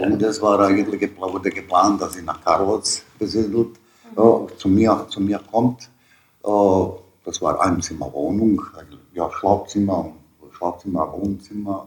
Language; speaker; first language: German; non-native, learner; Bosnian